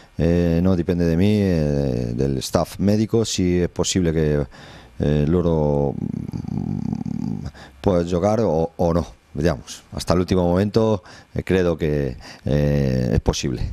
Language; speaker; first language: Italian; non-native, learner; Spanish